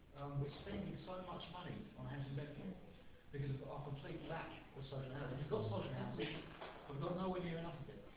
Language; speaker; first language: English; native; English